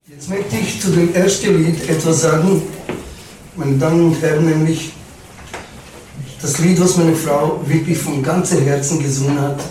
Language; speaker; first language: German; non-native, fluent; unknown